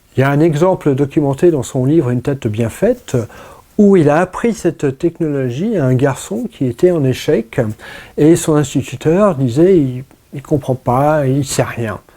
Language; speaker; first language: French; early bilingual, other home language; English